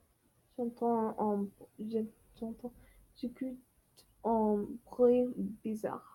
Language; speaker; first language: French; non-native, learner; English